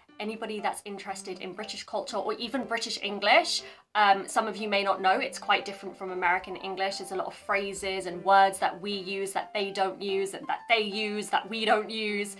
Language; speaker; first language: English; native; English